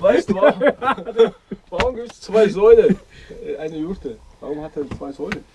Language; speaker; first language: German; non-native, learner; Mongolian